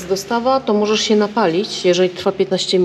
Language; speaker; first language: Polish; native; Polish